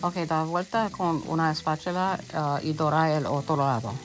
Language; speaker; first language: Spanish; early bilingual, heritage; English